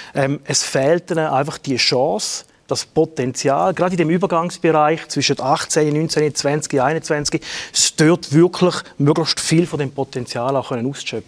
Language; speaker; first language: German; native; German